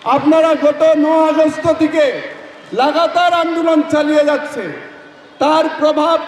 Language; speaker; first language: Bangla; non-native, learner; Assamese